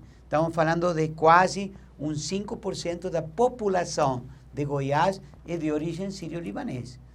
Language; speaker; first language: Portuguese; non-native, learner; Spanish